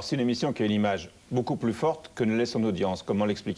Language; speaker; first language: French; native; French